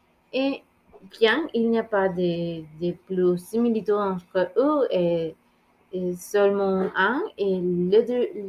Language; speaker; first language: French; non-native, learner; Spanish